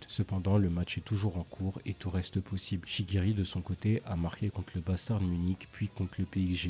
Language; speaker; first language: French; native; French